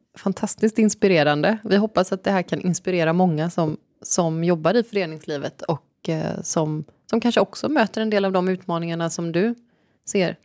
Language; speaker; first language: Swedish; native; Swedish